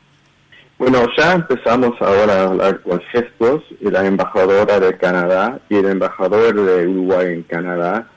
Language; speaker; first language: Spanish; early bilingual, heritage; Spanish